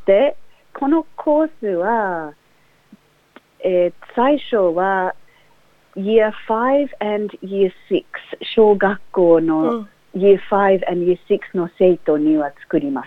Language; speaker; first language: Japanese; non-native, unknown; English